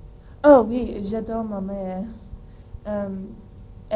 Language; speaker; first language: French; non-native, learner; English